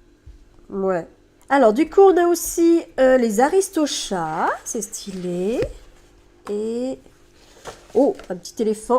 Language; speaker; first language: French; native; French